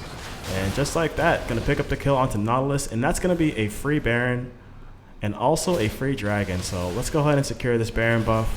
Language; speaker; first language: English; native; English